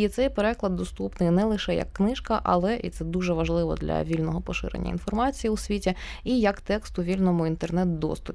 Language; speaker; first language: Ukrainian; native; Ukrainian